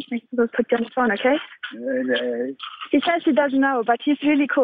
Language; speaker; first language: English; non-native, fluent; German